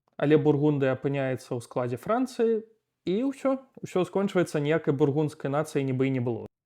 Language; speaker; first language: Belarusian; native; Belarusian